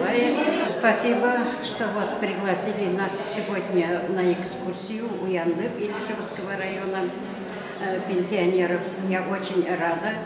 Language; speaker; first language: Russian; non-native, local second language; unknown